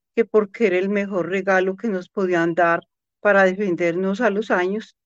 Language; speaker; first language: Spanish; native; Spanish